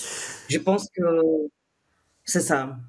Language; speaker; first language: French; non-native, fluent; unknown